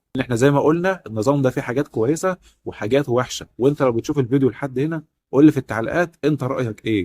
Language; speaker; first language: Arabic; native; Arabic